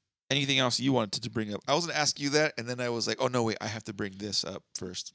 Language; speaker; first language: English; native; English